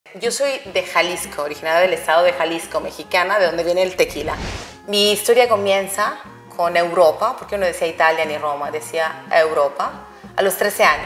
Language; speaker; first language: Spanish; native; Spanish